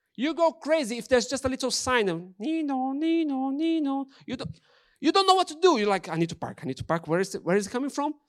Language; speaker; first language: English; non-native, fluent; Portuguese